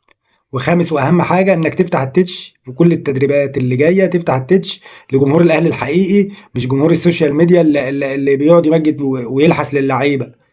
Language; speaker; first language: Arabic; native; Arabic